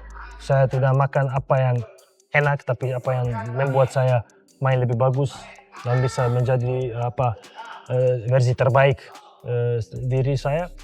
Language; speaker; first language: Indonesian; non-native, fluent; Serbian